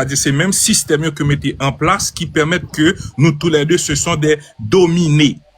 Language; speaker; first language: French; non-native, local second language; Haitian Creole